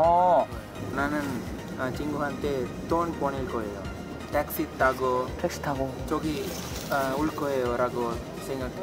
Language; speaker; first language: Korean; non-native, learner; Sinhala